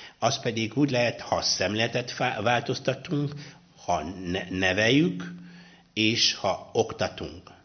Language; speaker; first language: Hungarian; non-native, fluent; Luba-Lulua